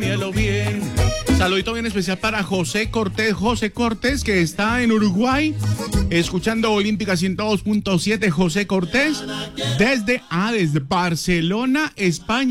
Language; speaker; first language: Spanish; native; Spanish